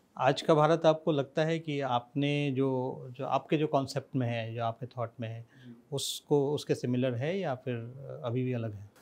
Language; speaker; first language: Hindi; native; Hindi